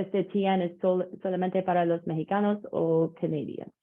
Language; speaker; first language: Spanish; non-native, learner; English